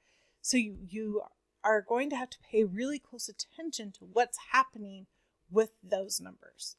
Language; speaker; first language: English; native; English